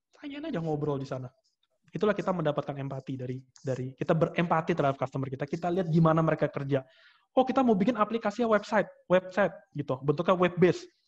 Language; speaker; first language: Indonesian; native; Indonesian